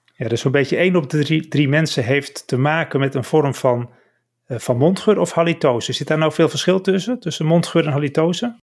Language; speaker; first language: Dutch; native; Dutch